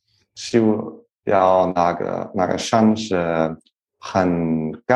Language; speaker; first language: Chinese; non-native, learner; English